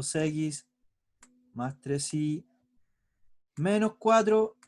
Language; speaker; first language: Spanish; native; Spanish